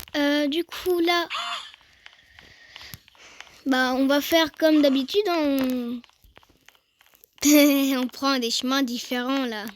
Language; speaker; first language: French; native; French